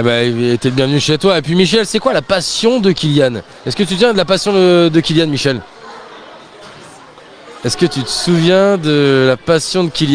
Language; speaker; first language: French; native; French